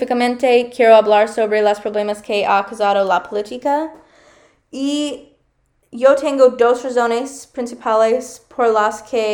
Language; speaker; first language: Spanish; non-native, learner; English